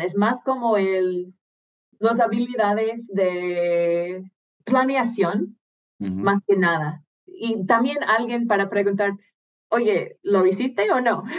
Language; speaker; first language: Spanish; non-native, fluent; English